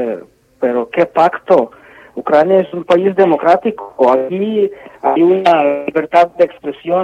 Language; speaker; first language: Spanish; non-native, fluent; Ukrainian